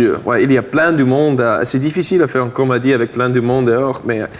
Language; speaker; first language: French; non-native, learner; English